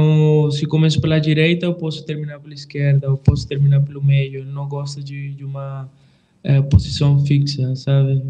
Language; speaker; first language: Portuguese; non-native, fluent; Spanish